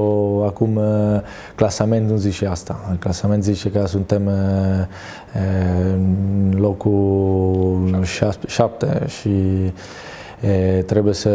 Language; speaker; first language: Romanian; non-native, learner; Italian